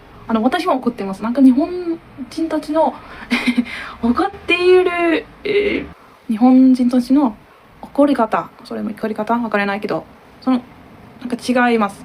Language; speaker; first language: Japanese; non-native, learner; Turkish